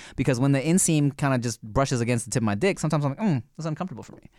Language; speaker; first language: English; native; English